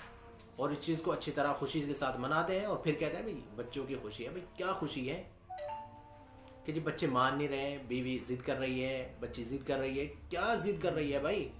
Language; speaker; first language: Urdu; native; Urdu